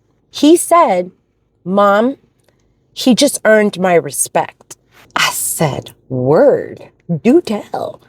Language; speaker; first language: English; native; English